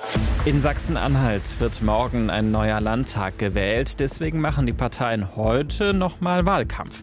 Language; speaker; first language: German; native; German